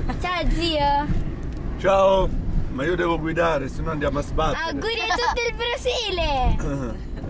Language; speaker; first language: Italian; native; Italian